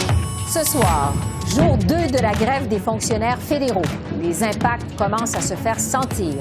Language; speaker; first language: French; native; French